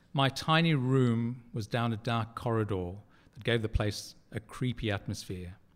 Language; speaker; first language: English; native; English